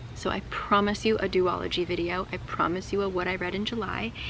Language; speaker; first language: English; native; English